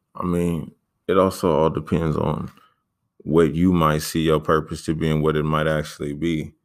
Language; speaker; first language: English; native; English